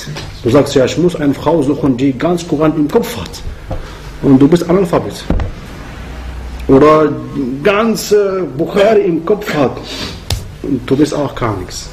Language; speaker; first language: German; non-native, fluent; Arabic